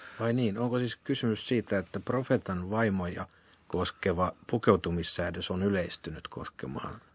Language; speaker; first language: Finnish; native; Finnish